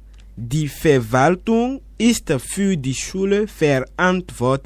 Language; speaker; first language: German; non-native, fluent; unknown